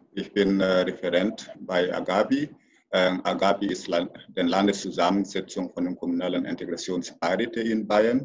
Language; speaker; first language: German; non-native, fluent; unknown